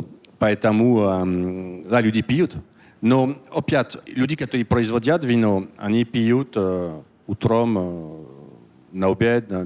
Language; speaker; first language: Russian; non-native, learner; French